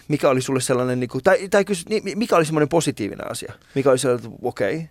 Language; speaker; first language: Finnish; early bilingual, other home language; Persian